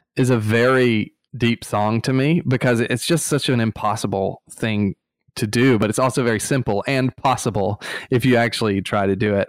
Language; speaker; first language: English; native; English